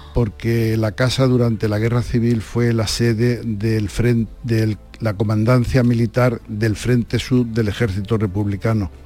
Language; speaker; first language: Spanish; native; Spanish